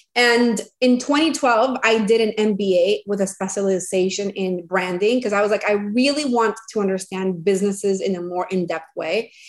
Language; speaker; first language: English; non-native, fluent; Spanish